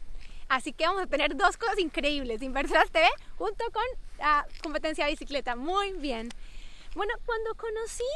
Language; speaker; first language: Spanish; native; Spanish